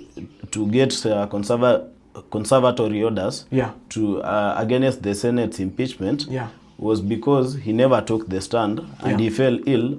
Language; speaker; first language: English; non-native, local second language; Swahili